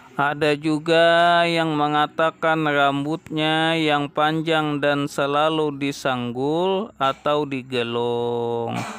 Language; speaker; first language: Indonesian; non-native, local second language; Banjar